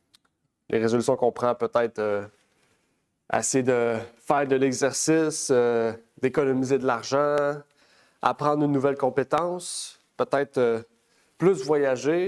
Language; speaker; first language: French; native; French